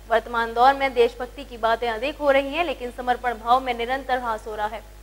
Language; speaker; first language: Hindi; native; Hindi